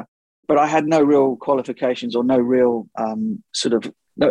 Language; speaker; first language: English; native; English